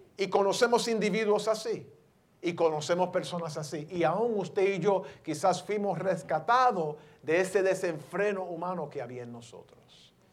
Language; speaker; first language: Spanish; early bilingual, heritage; Spanish